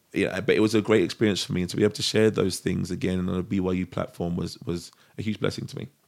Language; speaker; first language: English; native; English